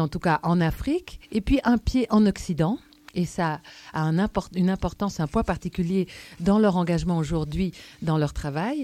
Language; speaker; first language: French; native; French